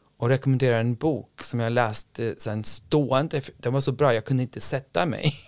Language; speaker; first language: Swedish; non-native, fluent; English